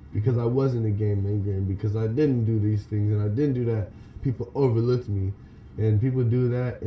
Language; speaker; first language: English; native; English